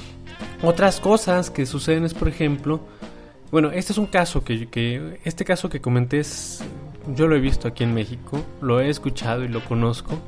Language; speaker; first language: Spanish; native; Spanish